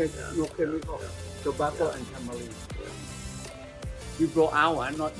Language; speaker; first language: English; non-native, learner; Thai